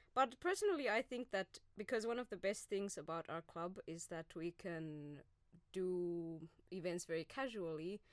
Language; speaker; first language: English; non-native, fluent; Finnish